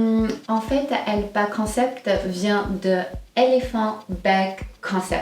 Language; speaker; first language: French; non-native, fluent; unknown